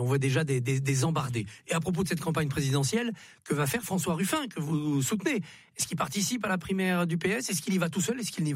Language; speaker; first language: French; native; French